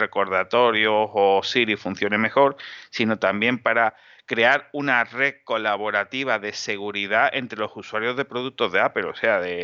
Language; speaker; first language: Spanish; native; Spanish